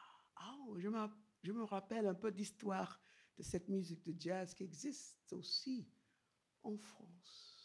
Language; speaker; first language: French; non-native, fluent; English